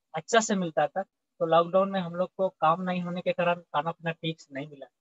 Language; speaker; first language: Hindi; native; Hindi